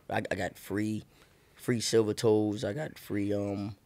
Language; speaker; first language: English; native; English